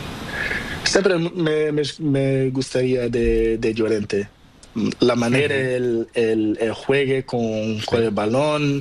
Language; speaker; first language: Spanish; non-native, learner; Portuguese